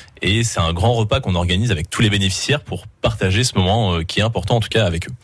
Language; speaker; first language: French; native; French